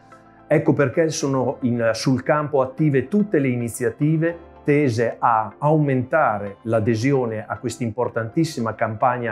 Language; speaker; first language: Italian; native; Italian